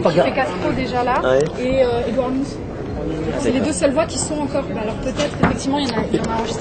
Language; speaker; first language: French; native; French